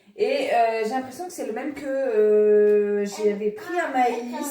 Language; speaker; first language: French; native; French